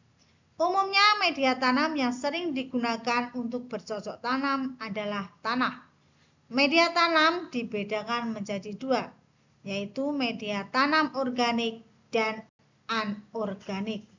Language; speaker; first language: Indonesian; native; Indonesian